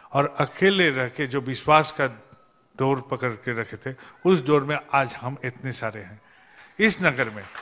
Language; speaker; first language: Hindi; non-native, local second language; Bangla